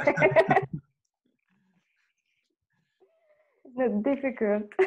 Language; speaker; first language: English; non-native, learner; French